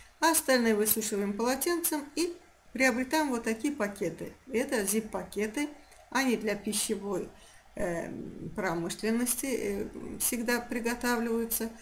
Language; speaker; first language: Russian; non-native, local second language; Azerbaijani